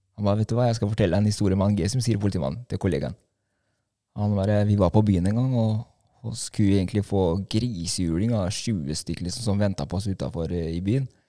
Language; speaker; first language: Norwegian; early bilingual, other home language; Albanian